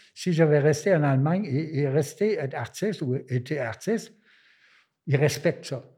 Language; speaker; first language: French; non-native, fluent; German